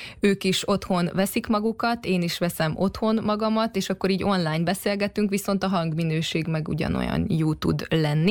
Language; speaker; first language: Hungarian; native; Hungarian